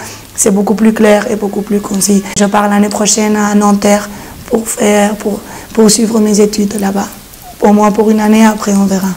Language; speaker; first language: French; non-native, fluent; Spanish